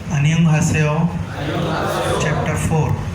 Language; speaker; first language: Korean; non-native, learner; Urdu